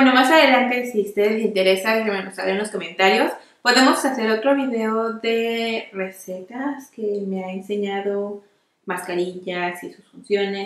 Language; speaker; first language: Spanish; native; Spanish